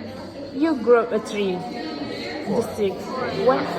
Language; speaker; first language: English; non-native, learner; Indonesian